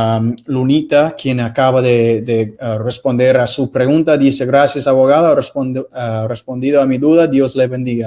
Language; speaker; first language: Spanish; non-native, fluent; English